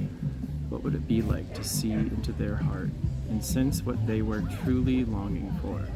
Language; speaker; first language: English; native; English